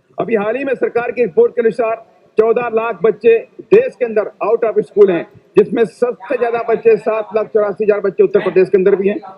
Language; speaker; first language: Hindi; native; Hindi